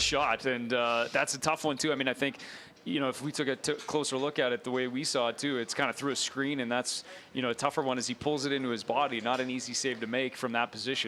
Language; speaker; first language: English; native; English